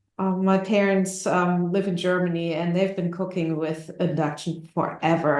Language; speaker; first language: English; non-native, fluent; German